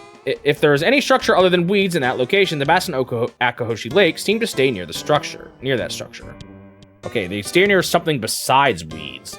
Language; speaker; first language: English; native; English